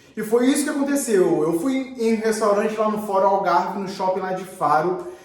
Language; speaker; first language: Portuguese; native; Portuguese